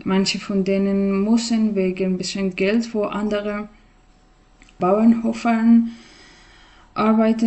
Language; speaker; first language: German; non-native, learner; Persian